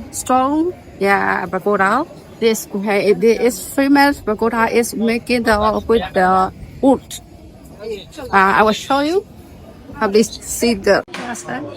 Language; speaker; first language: English; non-native, learner; Burmese